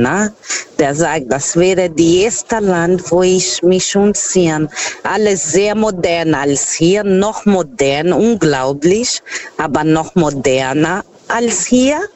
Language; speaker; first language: German; non-native, fluent; Portuguese